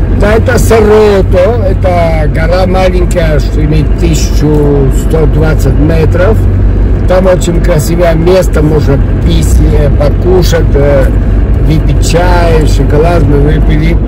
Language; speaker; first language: Russian; early bilingual, heritage; Spanish